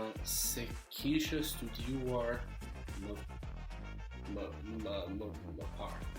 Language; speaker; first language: Albanian; non-native, learner; English